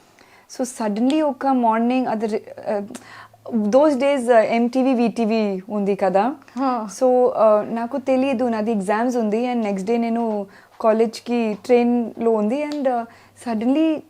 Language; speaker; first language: Telugu; non-native, learner; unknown